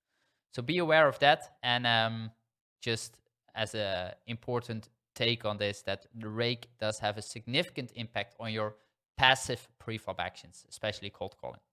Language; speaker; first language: English; non-native, fluent; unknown